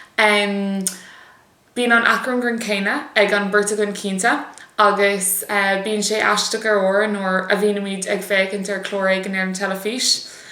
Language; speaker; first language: Irish; non-native, local second language; English